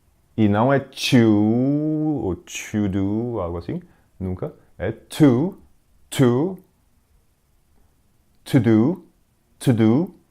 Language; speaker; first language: Portuguese; non-native, fluent; Danish